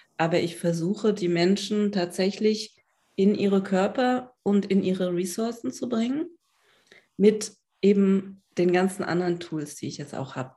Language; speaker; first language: German; native; German